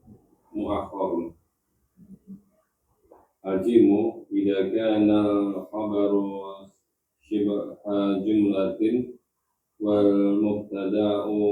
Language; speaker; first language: Arabic; non-native, learner; Indonesian